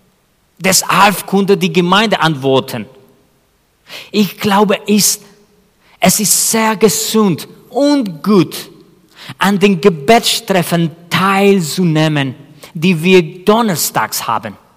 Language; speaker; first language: German; non-native, fluent; Spanish